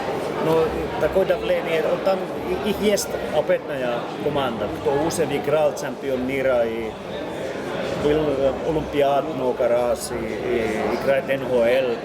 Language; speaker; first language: Russian; non-native, learner; Finnish